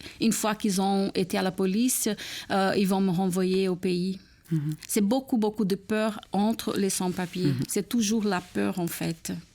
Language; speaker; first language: French; non-native, fluent; Portuguese